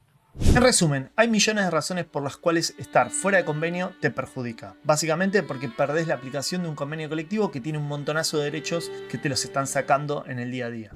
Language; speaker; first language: Spanish; native; Spanish